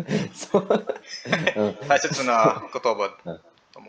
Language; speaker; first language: Japanese; non-native, learner; English